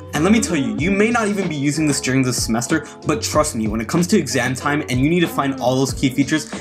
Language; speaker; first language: English; native; English